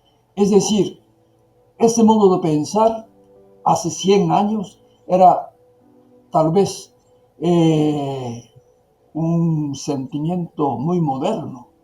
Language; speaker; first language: Spanish; non-native, fluent; Japanese